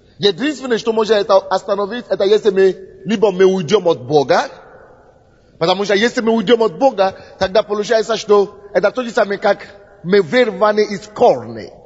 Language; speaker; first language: Russian; non-native, fluent; Yoruba